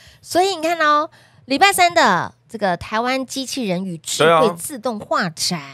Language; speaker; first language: Chinese; native; Chinese